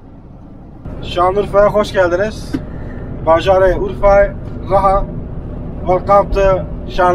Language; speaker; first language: Turkish; non-native, local second language; Kurdish